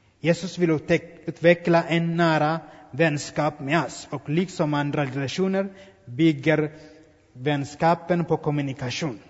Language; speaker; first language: Swedish; non-native, fluent; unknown